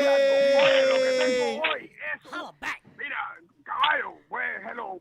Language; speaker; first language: Spanish; native; Spanish